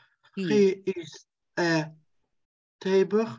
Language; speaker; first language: English; non-native, learner; Ukrainian